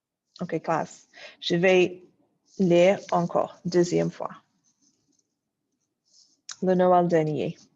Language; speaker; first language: French; non-native, fluent; English